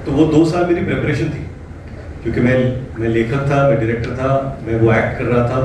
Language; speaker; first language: Hindi; non-native, local second language; Marathi